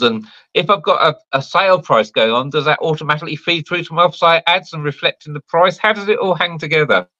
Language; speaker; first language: English; native; English